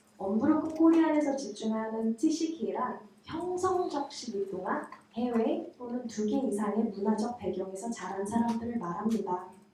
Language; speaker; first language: Korean; native; Korean